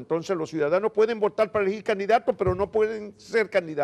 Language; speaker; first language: Spanish; native; Spanish